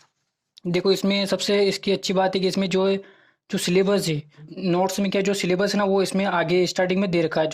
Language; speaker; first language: Hindi; native; Hindi